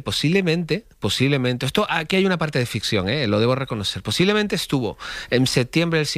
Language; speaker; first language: Spanish; native; Spanish